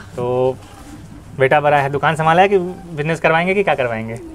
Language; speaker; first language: Hindi; native; Hindi